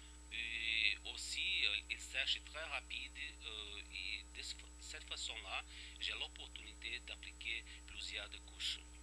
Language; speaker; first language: French; non-native, fluent; Portuguese